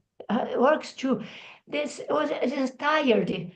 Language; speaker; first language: English; non-native, learner; Portuguese